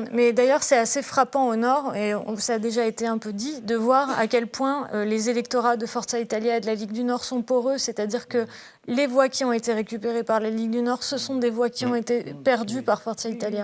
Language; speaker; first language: French; native; French